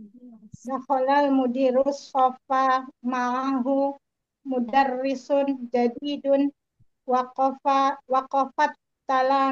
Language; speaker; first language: Arabic; non-native, learner; Indonesian